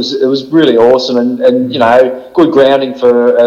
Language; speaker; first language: English; native; English